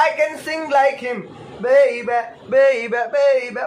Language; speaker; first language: English; non-native, local second language; Hindi